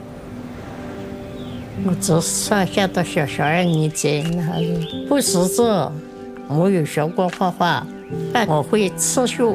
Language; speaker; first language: Chinese; native; Chinese